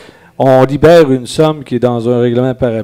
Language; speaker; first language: French; native; French